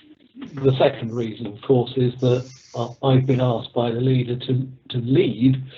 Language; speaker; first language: English; native; English